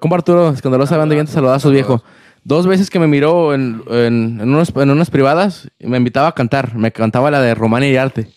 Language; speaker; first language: Spanish; early bilingual, other home language; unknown